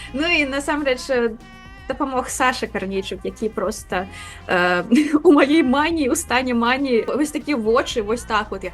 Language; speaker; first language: Belarusian; non-native, local second language; Russian